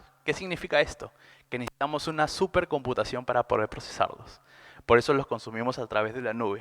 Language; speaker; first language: Spanish; native; Spanish